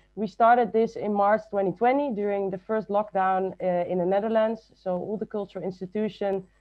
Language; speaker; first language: English; non-native, fluent; Dutch